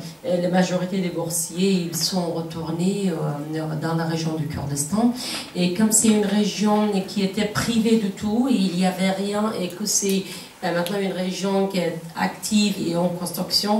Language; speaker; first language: French; non-native, fluent; Kurdish